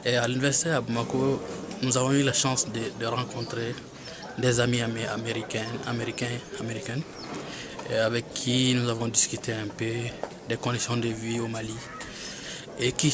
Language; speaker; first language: French; non-native, local second language; Bambara